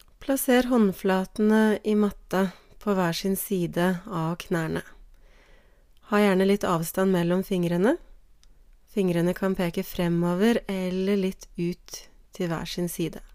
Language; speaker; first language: Norwegian; native; Norwegian